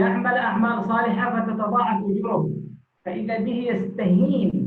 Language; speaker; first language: Arabic; native; Arabic